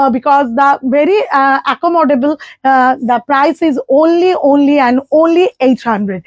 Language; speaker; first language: Hindi; non-native, local second language; Bangla